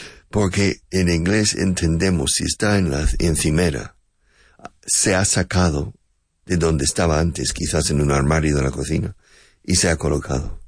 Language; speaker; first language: Spanish; non-native, fluent; English